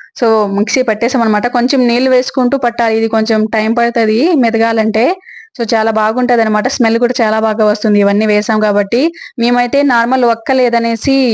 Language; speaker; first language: Telugu; native; Telugu